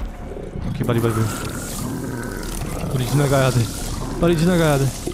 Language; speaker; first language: Korean; non-native, learner; German